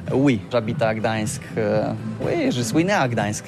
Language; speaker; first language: French; non-native, learner; Polish